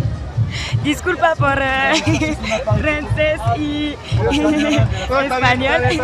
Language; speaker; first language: Spanish; non-native, learner; French